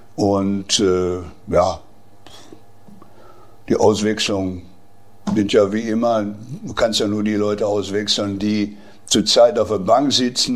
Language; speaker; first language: German; native; German